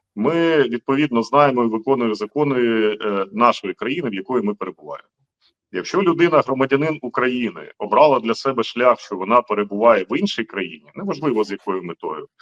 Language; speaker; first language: Ukrainian; native; Ukrainian